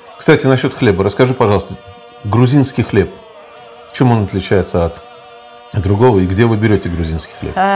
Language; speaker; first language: Russian; native; Russian